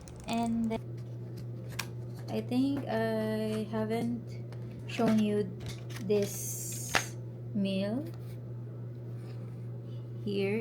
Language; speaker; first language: English; non-native, local second language; Filipino